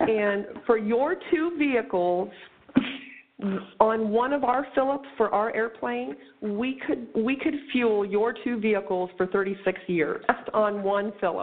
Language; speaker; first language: English; native; English